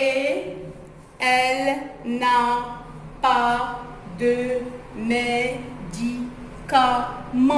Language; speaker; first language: French; non-native, local second language; Arabic